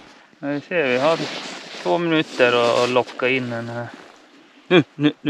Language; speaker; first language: Swedish; native; Swedish